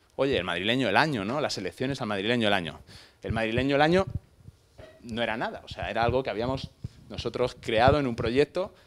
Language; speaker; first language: Spanish; native; Spanish